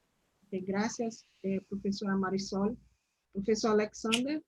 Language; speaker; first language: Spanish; non-native, learner; Portuguese